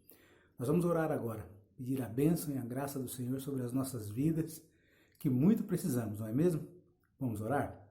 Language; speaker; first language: Portuguese; native; Portuguese